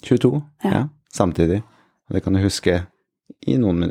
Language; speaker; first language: Norwegian; native; Norwegian